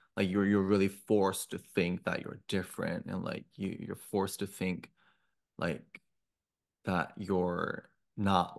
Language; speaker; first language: English; non-native, fluent; Japanese